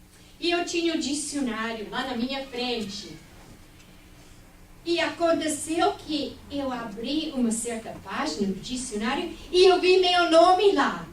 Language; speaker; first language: Portuguese; non-native, fluent; English